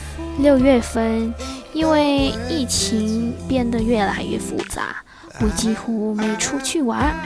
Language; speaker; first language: Chinese; non-native, fluent; Vietnamese